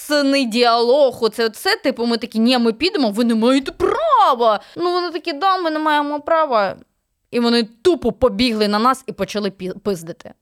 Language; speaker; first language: Ukrainian; native; Ukrainian